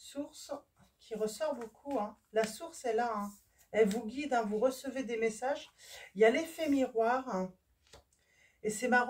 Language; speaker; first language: French; native; French